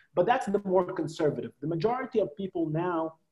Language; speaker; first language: English; non-native, fluent; Arabic